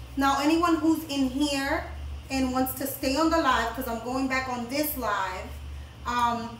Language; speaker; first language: English; early bilingual, other home language; Spanish